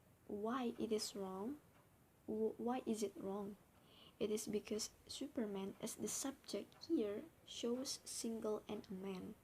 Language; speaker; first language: English; non-native, fluent; Indonesian